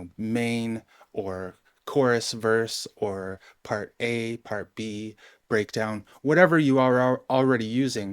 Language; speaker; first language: English; native; English